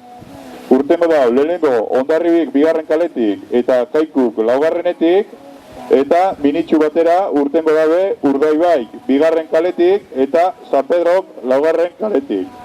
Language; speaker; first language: Basque; native; Basque